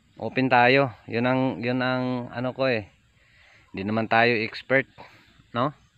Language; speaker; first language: Filipino; non-native, local second language; Cebuano